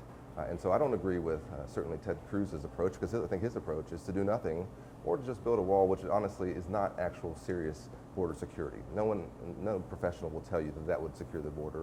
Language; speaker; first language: English; native; English